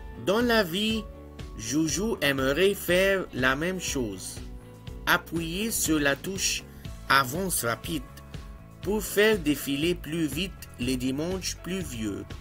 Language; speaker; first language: French; non-native, fluent; Arabic